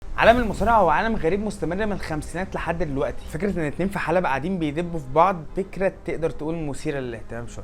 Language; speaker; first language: Arabic; native; Arabic